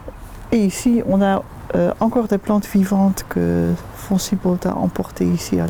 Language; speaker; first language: French; non-native, fluent; Dutch